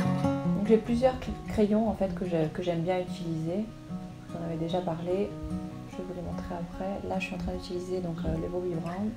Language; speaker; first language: French; native; French